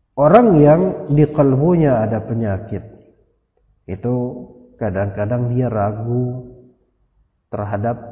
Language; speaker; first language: Indonesian; native; Indonesian